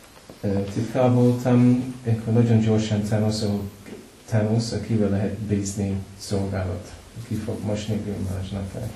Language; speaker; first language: Hungarian; non-native, learner; English